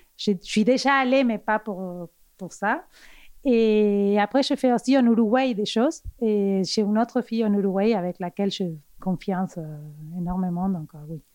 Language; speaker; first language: French; non-native, fluent; Spanish